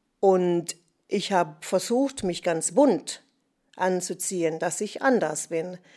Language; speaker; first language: German; non-native, fluent; English